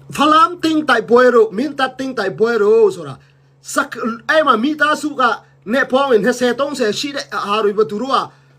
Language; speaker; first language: Burmese; non-native, local second language; Hakha Chin